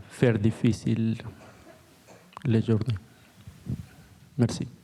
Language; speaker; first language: French; non-native, learner; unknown